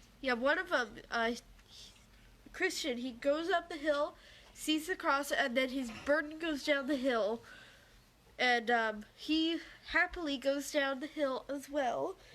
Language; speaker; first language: English; native; English